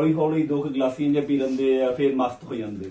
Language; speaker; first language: Punjabi; non-native, fluent; English